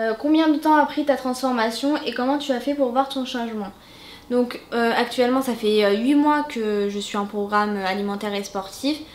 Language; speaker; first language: French; native; French